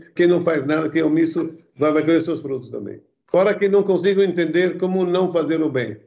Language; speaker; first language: Portuguese; early bilingual, other home language; Arabic